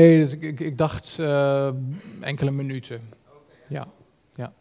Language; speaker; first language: Dutch; native; Dutch